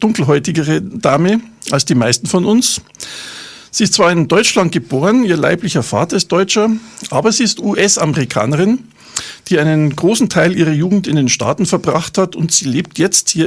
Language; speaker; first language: German; native; German